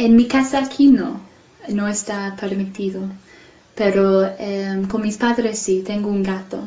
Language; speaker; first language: Spanish; non-native, fluent; English